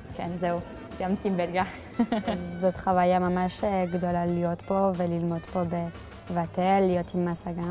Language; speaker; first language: Hebrew; non-native, learner; French